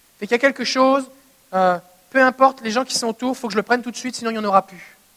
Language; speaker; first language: French; native; French